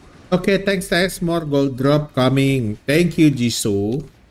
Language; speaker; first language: English; non-native, learner; Indonesian